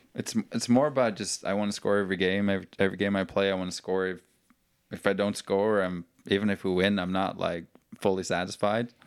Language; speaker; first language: English; non-native, fluent; Norwegian